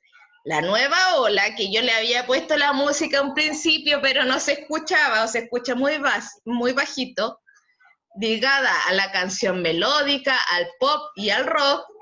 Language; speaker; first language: Spanish; native; Spanish